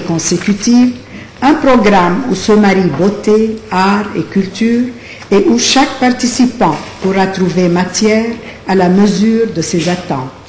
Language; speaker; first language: French; non-native, local second language; Arabic